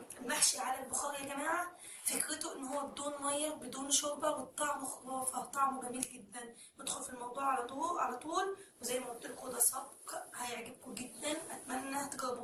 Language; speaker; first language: Arabic; native; Arabic